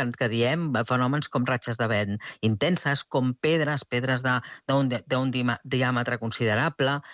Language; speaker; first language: Catalan; native; Catalan